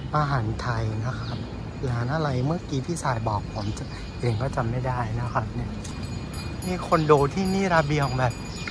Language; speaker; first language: Thai; non-native, fluent; Vietnamese